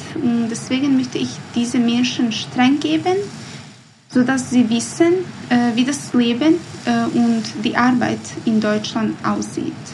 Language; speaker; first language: German; non-native, learner; Bosnian